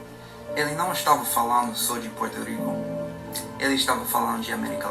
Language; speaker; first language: Portuguese; non-native, fluent; English